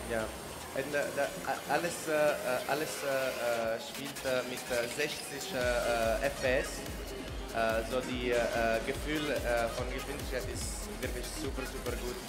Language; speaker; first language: German; non-native, fluent; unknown